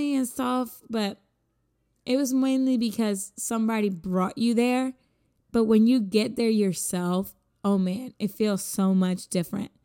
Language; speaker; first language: English; non-native, fluent; Spanish